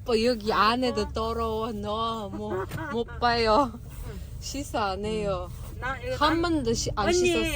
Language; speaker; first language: Korean; non-native, learner; Kazakh